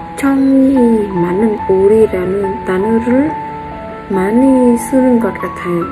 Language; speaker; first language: Korean; non-native, learner; Vietnamese